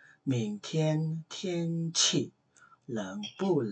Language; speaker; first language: Chinese; non-native, fluent; Indonesian